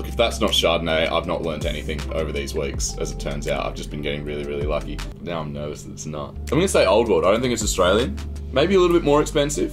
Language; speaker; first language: English; native; English